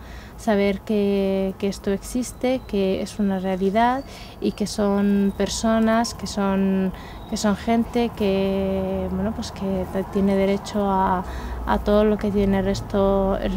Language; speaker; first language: Spanish; native; Spanish